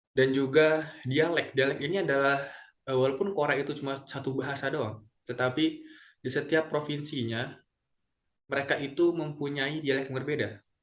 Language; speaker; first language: Indonesian; native; Indonesian